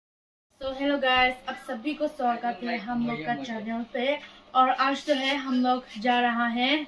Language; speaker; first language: Hindi; non-native, local second language; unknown